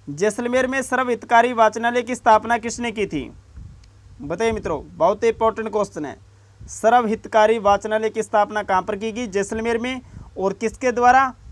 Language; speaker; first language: Hindi; native; Hindi